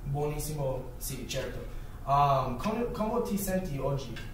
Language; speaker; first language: Italian; non-native, learner; English